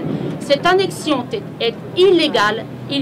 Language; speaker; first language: French; native; French